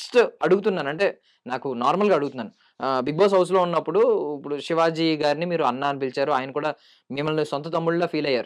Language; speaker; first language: Telugu; native; Telugu